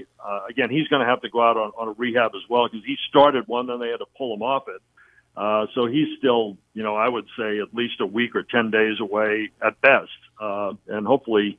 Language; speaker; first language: English; native; English